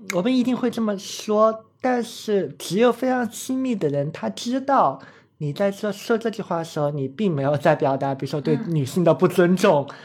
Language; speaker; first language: Chinese; native; Chinese